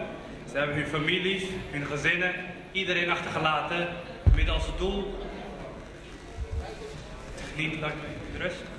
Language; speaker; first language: Dutch; early bilingual, other home language; Somali